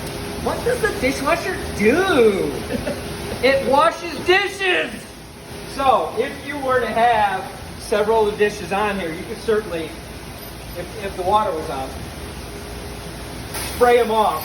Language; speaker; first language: English; native; English